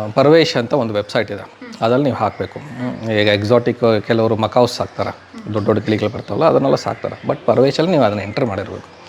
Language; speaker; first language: Kannada; native; Kannada